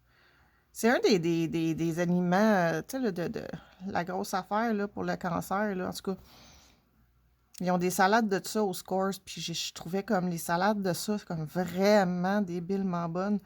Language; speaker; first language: French; native; French